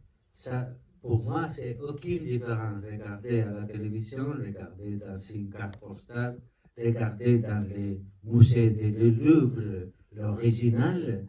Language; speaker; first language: French; non-native, learner; Spanish